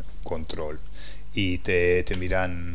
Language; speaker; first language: Spanish; non-native, fluent; English